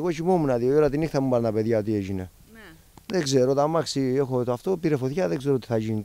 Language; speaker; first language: Greek; non-native, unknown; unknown